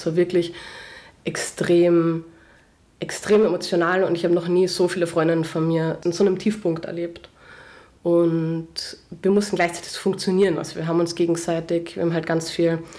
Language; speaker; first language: German; non-native, local second language; Slovenian